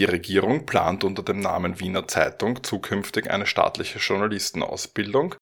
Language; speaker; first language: German; native; German